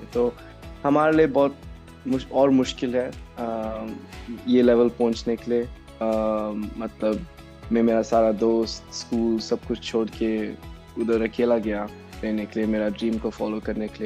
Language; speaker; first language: Hindi; non-native, local second language; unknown